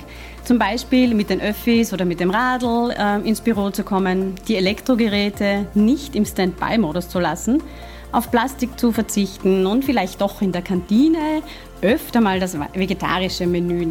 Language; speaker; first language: German; native; German